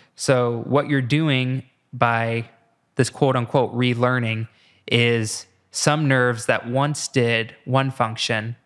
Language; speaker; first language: English; native; English